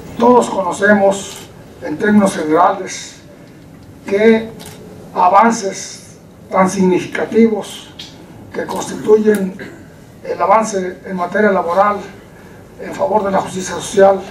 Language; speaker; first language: Spanish; native; Spanish